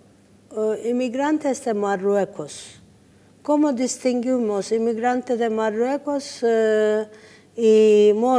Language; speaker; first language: Spanish; non-native, learner; Turkish